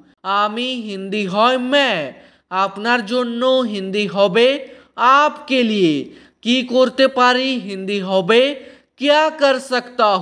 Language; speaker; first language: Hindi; non-native, fluent; Bangla